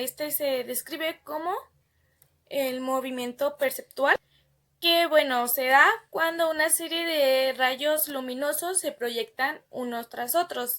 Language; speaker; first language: Spanish; native; Spanish